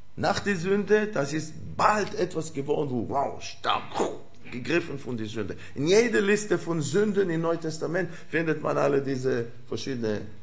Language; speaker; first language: German; non-native, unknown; Hebrew